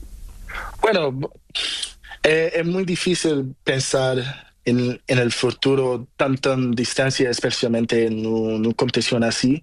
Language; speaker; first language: Spanish; non-native, learner; Portuguese